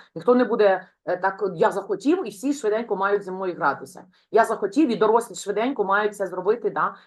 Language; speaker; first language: Ukrainian; non-native, local second language; Russian